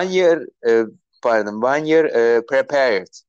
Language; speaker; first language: English; non-native, learner; Turkish